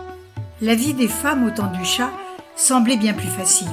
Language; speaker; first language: French; native; French